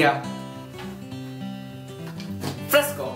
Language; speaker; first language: Spanish; non-native, learner; English